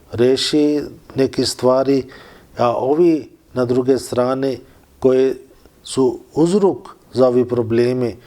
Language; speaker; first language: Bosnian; non-native, learner; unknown